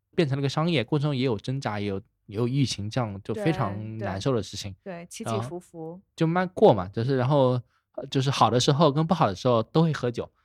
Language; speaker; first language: Chinese; native; Chinese